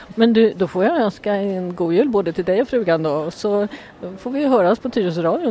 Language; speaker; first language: Swedish; native; Swedish